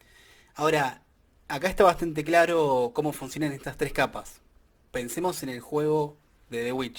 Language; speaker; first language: Spanish; native; Spanish